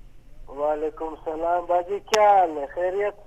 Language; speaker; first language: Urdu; non-native, local second language; Pashto